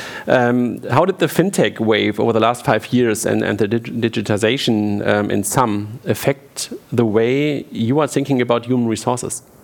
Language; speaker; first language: English; non-native, fluent; German